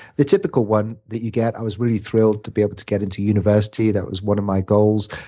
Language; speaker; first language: English; native; English